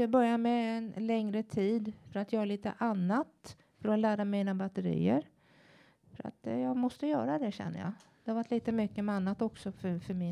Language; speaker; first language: Swedish; native; Swedish